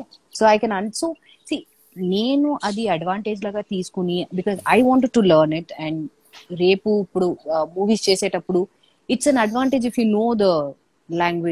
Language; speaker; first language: Telugu; non-native, fluent; Malayalam